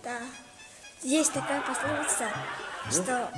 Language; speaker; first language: Russian; non-native, learner; Tajik